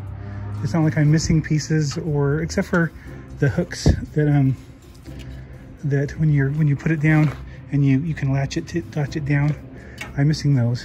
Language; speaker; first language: English; native; English